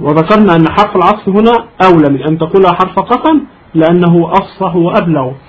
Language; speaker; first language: Arabic; native; Arabic